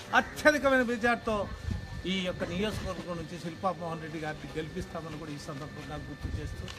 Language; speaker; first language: Telugu; native; Telugu